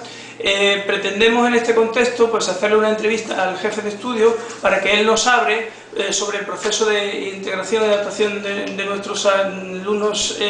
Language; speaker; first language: Spanish; native; Spanish